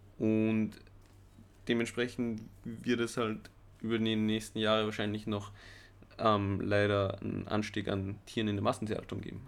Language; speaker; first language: German; native; German